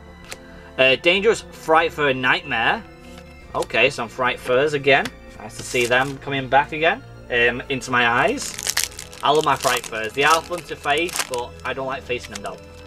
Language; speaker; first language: English; native; English